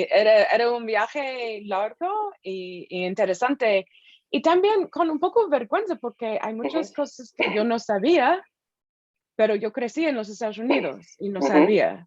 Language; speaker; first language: Spanish; non-native, fluent; English